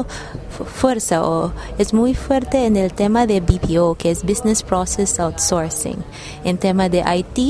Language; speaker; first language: Spanish; non-native, learner; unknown